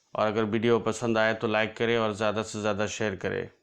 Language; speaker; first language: Hindi; non-native, local second language; Assamese